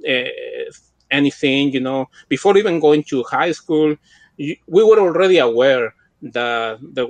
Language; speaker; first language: English; non-native, fluent; Spanish